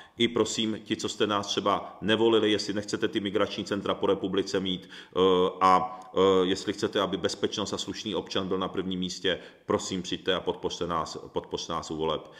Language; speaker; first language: Czech; early bilingual, other home language; Japanese